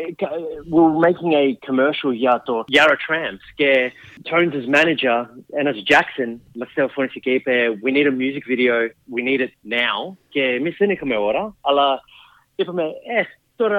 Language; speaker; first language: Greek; early bilingual, heritage; Greek